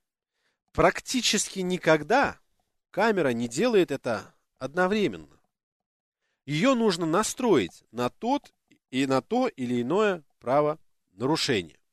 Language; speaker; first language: Russian; native; Russian